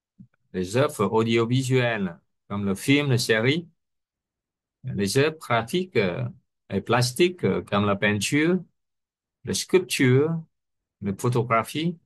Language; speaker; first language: French; non-native, fluent; Vietnamese